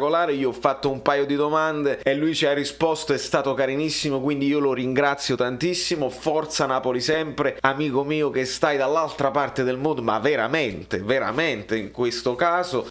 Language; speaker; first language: Italian; native; Italian